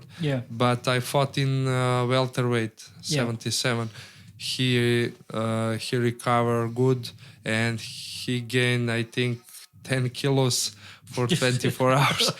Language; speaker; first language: English; non-native, learner; Serbian